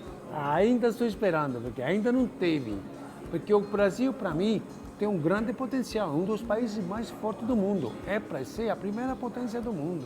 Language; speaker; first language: Portuguese; non-native, fluent; Italian